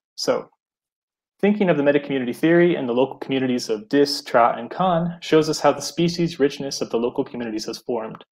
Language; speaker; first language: English; native; English